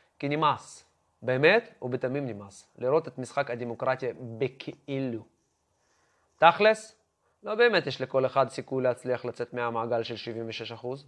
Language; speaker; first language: Hebrew; non-native, fluent; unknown